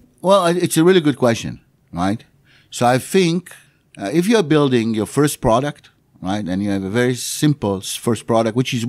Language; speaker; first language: English; non-native, fluent; Hebrew